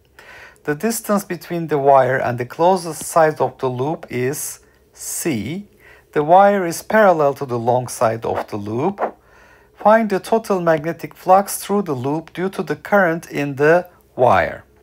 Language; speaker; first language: English; non-native, fluent; Turkish